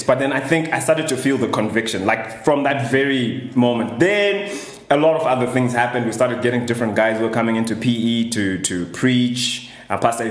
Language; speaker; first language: English; non-native, local second language; Shona